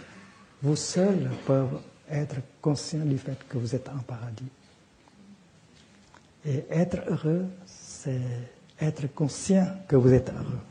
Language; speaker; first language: French; non-native, fluent; Vietnamese